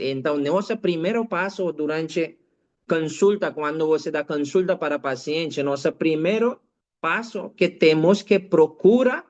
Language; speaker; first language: Portuguese; non-native, learner; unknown